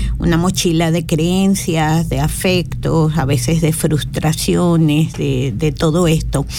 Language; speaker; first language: Spanish; native; Spanish